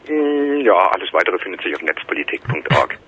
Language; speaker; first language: German; native; German